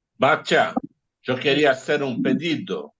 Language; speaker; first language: Spanish; non-native, fluent; Portuguese